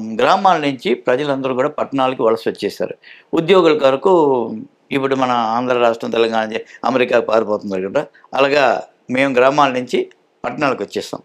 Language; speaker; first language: Telugu; early bilingual, heritage; Telugu